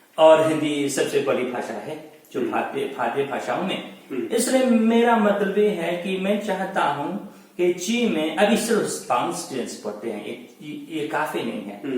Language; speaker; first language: Hindi; non-native, fluent; Chinese